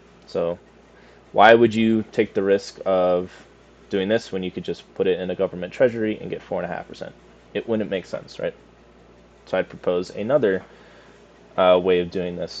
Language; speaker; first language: English; native; English